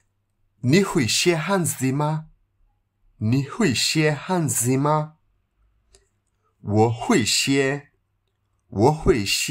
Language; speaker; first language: Chinese; non-native, fluent; Bangla